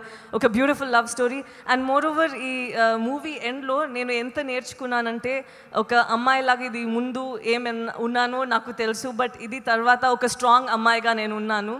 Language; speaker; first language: Telugu; non-native, local second language; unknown